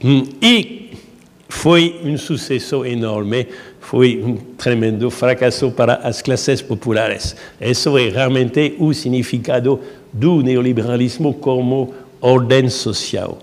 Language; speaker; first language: Portuguese; non-native, learner; French